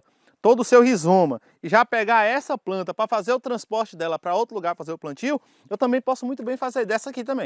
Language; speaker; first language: Portuguese; native; Portuguese